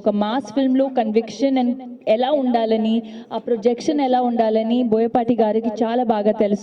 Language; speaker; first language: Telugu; non-native, fluent; Hindi